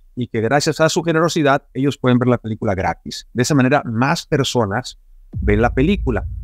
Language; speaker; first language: Spanish; native; Spanish